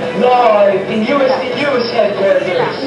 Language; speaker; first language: English; non-native, local second language; Filipino